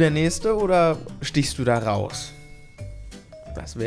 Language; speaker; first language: German; native; German